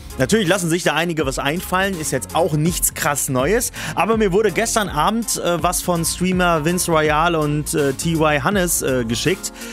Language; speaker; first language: German; native; German